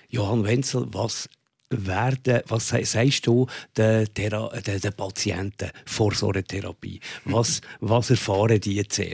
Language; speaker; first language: German; native; German